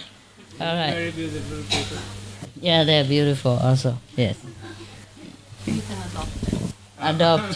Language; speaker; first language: English; non-native, fluent; Vietnamese